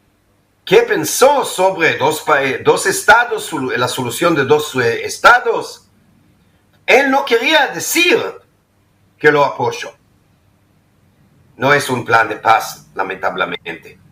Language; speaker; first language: Spanish; non-native, fluent; Hebrew